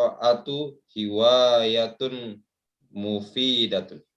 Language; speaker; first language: Arabic; non-native, learner; Indonesian